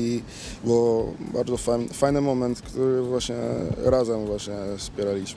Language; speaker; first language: Polish; early bilingual, other home language; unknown